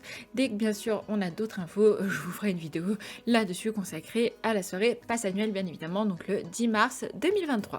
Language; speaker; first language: French; native; French